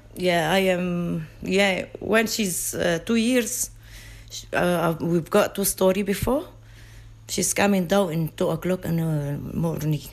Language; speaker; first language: English; non-native, learner; Arabic